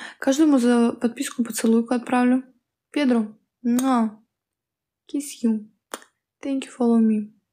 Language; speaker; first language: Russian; native; Russian